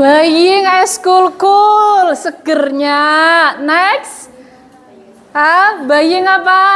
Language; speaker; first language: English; non-native, fluent; Indonesian